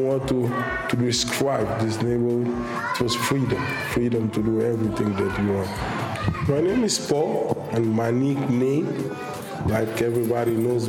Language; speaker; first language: English; non-native, fluent; Kabuverdianu